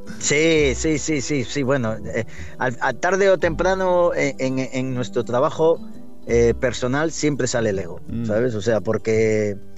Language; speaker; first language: Spanish; non-native, fluent; English